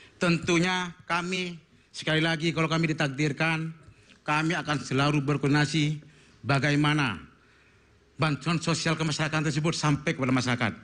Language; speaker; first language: Indonesian; non-native, local second language; Madurese